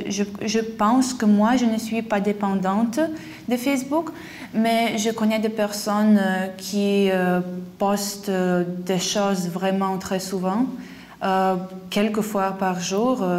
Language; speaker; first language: French; non-native, fluent; Lithuanian